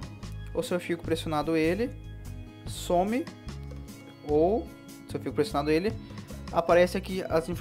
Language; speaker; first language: Portuguese; native; Portuguese